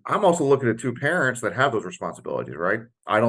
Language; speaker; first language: English; native; English